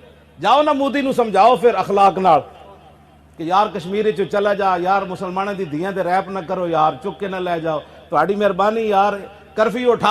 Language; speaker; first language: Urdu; non-native, local second language; Punjabi